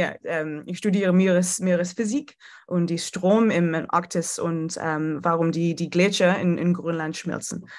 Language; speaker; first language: German; non-native, learner; English